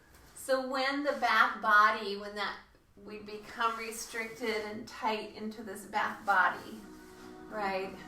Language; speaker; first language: English; native; English